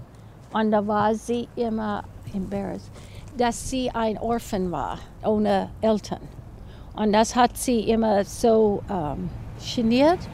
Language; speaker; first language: German; early bilingual, heritage; English